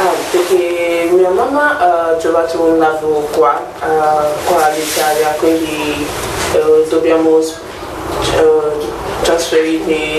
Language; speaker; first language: Italian; non-native, learner; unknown